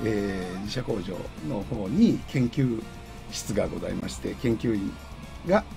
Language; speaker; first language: Japanese; native; Japanese